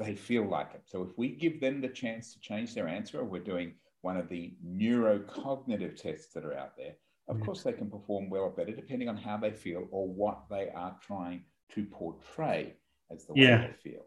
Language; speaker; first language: English; native; English